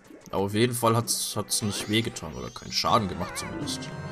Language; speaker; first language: German; native; German